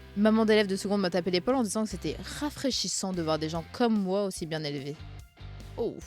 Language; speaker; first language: French; native; French